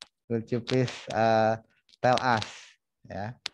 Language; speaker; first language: English; non-native, fluent; Indonesian